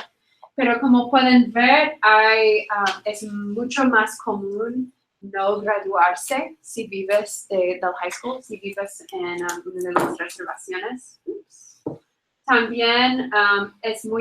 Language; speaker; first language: Spanish; non-native, fluent; English